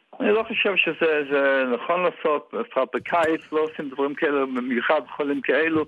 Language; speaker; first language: Hebrew; non-native, fluent; Yiddish